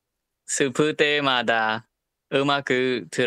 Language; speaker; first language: Korean; non-native, learner; Khmer